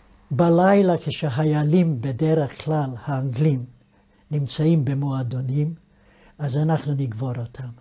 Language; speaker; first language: Hebrew; non-native, fluent; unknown